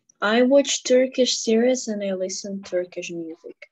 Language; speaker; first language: English; non-native, fluent; Ukrainian